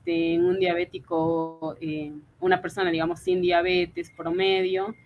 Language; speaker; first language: Spanish; native; Spanish